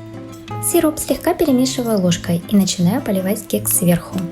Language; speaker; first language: Russian; native; Russian